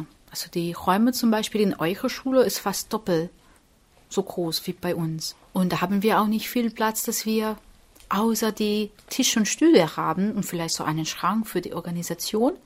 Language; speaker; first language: German; non-native, fluent; Portuguese